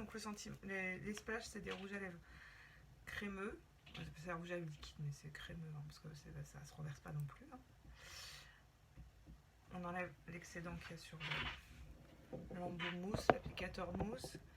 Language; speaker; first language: French; native; French